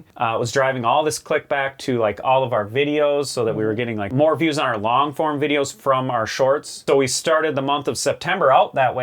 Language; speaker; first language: English; native; English